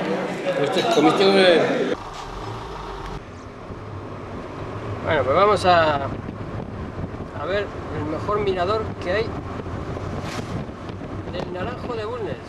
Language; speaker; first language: Spanish; native; Spanish